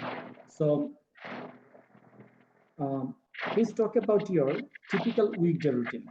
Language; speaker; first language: English; non-native, fluent; Bangla